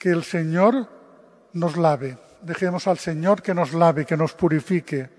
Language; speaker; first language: Spanish; non-native, local second language; Catalan